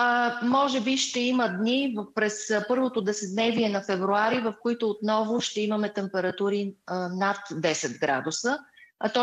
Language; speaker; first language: Bulgarian; native; Bulgarian